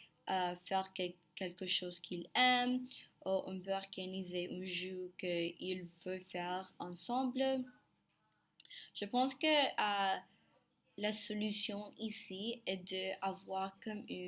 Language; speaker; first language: French; non-native, learner; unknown